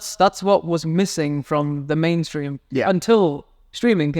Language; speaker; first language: English; native; English